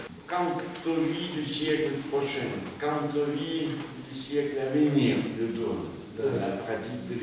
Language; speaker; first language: French; non-native, fluent; Russian